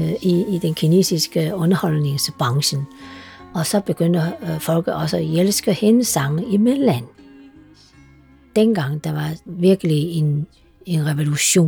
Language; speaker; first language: Danish; non-native, fluent; Chinese